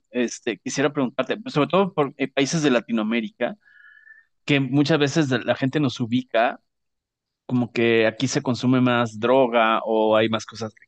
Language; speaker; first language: Spanish; native; Spanish